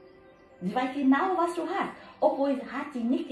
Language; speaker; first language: German; non-native, learner; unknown